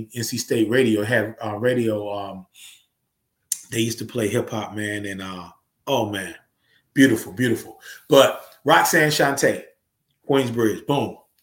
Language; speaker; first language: English; native; English